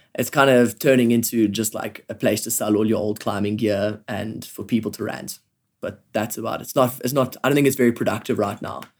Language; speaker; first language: English; native; English